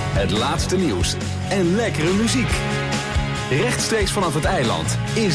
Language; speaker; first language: Dutch; native; Dutch